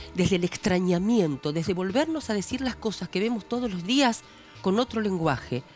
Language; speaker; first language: Spanish; native; Spanish